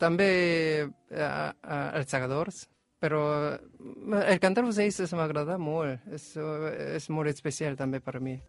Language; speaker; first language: Catalan; non-native, learner; Korean